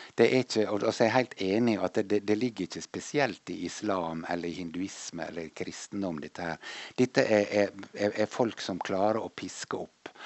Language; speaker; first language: Norwegian; native; Norwegian